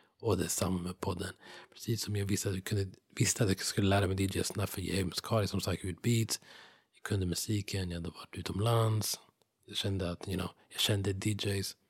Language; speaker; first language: Swedish; non-native, fluent; English